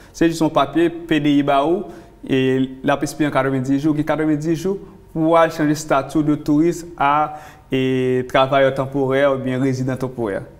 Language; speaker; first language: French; non-native, local second language; Haitian Creole